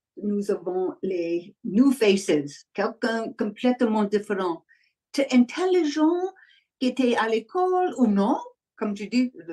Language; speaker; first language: French; non-native, learner; English